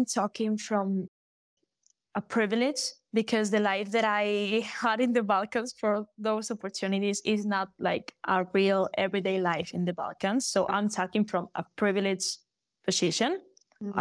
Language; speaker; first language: English; non-native, fluent; Galician